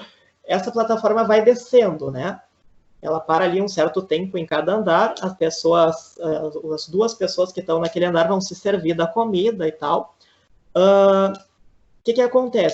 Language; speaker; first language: Portuguese; native; Portuguese